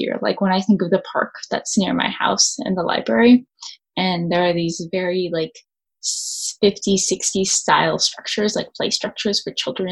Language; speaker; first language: English; native; English